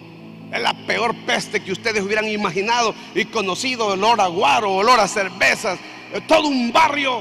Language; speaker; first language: Spanish; native; Spanish